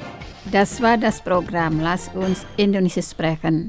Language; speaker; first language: German; non-native, fluent; Indonesian